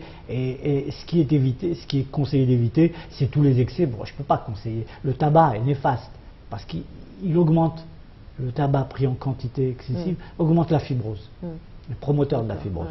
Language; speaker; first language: French; non-native, local second language; Arabic